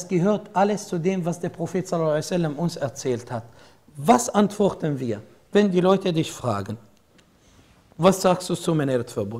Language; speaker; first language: German; non-native, fluent; Arabic